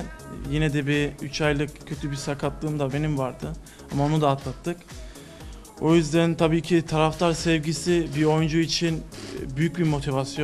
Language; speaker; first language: Turkish; early bilingual, other home language; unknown